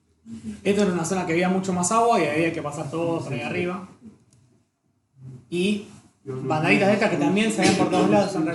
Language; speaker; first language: Spanish; native; Spanish